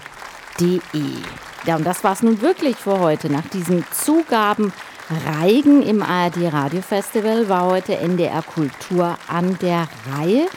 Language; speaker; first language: German; native; German